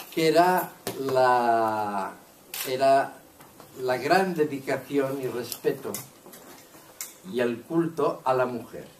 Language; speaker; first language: Spanish; non-native, local second language; Catalan